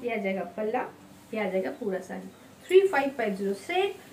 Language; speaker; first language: Hindi; non-native, fluent; Bangla